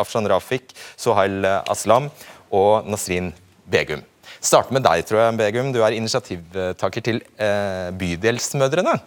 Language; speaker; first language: Norwegian; native; Norwegian